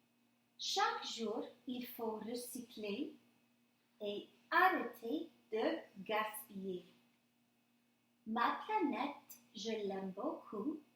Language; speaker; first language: French; non-native, fluent; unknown